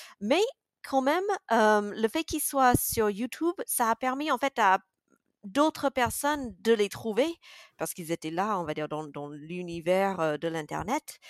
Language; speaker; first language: French; non-native, fluent; English